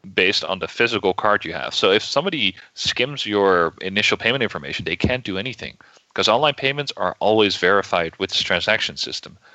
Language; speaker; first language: English; non-native, fluent; Dutch